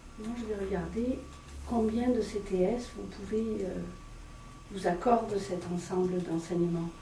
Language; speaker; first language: French; native; French